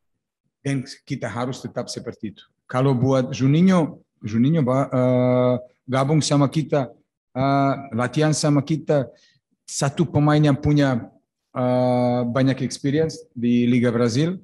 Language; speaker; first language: Indonesian; non-native, fluent; Serbian